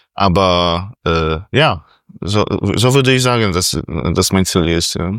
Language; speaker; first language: German; non-native, fluent; Polish